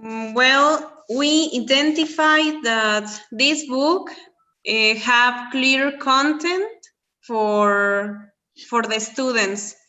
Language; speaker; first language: English; non-native, learner; Spanish